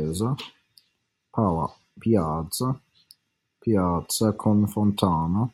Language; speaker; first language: Italian; non-native, learner; English